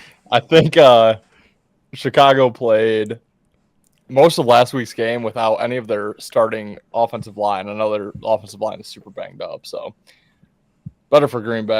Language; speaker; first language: English; native; English